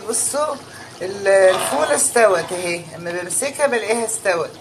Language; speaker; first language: Arabic; native; Arabic